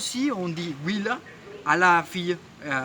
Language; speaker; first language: French; non-native, fluent; Spanish